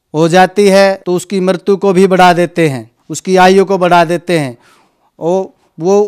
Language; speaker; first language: Hindi; native; Hindi